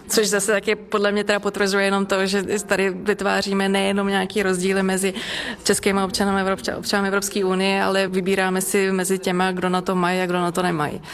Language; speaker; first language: Czech; native; Czech